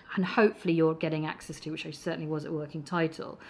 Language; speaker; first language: English; native; English